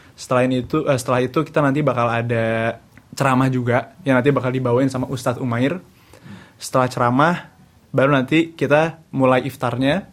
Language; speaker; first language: Indonesian; native; Indonesian